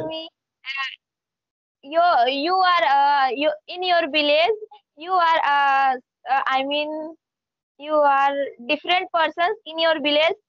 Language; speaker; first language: English; non-native, learner; Hindi